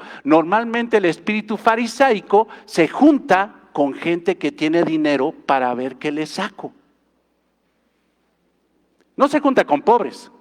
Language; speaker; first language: Spanish; native; Spanish